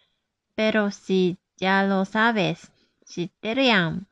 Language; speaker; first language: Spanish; non-native, fluent; Japanese